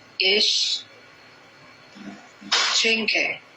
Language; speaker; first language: German; non-native, learner; Thai